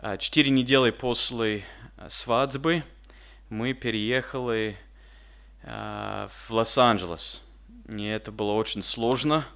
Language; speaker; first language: Russian; early bilingual, heritage; English